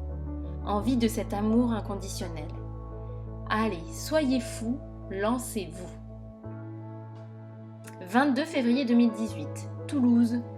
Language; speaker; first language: French; native; French